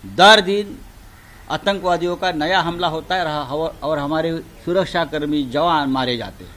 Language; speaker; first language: Hindi; non-native, local second language; Marathi